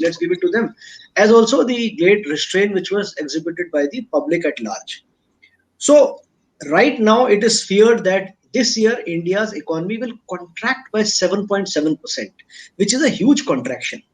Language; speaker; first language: English; non-native, local second language; Hindi